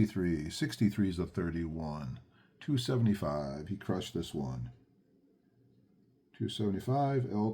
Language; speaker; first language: English; native; English